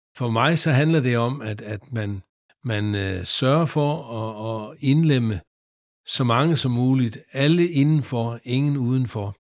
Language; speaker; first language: Danish; native; Danish